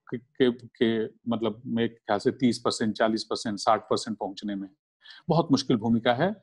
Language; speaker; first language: Hindi; native; Hindi